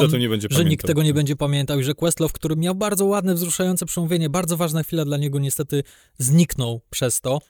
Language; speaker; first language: Polish; native; Polish